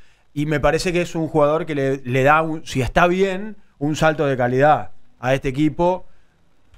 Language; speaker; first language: Spanish; native; Spanish